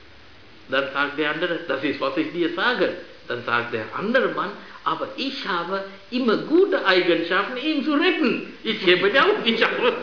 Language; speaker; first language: German; non-native, fluent; Sinhala